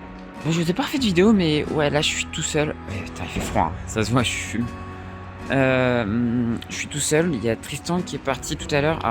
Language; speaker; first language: French; native; French